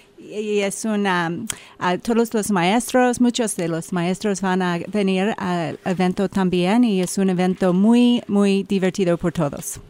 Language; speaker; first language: Spanish; non-native, learner; English